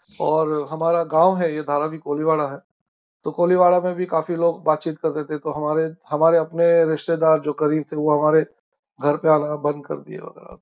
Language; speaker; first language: Hindi; non-native, local second language; Marathi